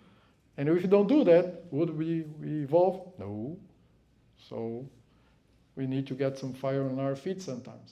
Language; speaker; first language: English; non-native, fluent; Portuguese